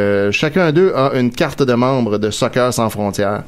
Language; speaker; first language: French; native; French